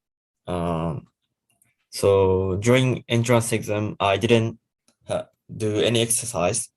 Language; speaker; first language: English; non-native, learner; Japanese